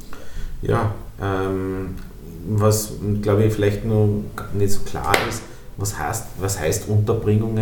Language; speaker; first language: German; native; German